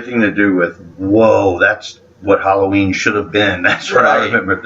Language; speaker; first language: English; native; English